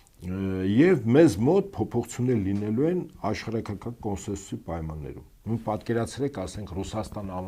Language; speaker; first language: Armenian; native; Armenian